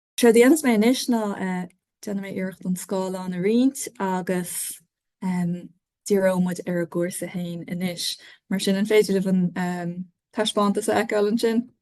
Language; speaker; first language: Irish; native; Irish